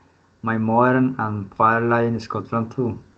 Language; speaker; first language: English; non-native, learner; Spanish